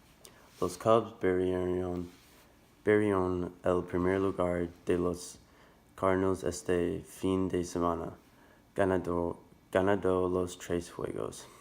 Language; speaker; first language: Spanish; non-native, learner; English